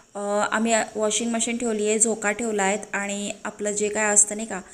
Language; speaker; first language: Marathi; native; Marathi